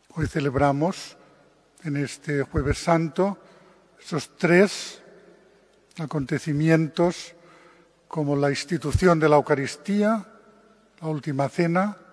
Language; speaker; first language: Spanish; non-native, local second language; Catalan